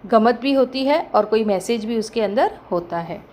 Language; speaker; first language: Hindi; non-native, local second language; Marathi